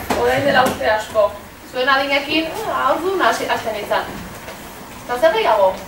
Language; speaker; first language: Basque; native; Basque